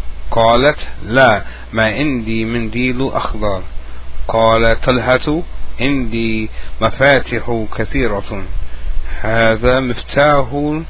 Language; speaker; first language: Arabic; non-native, fluent; English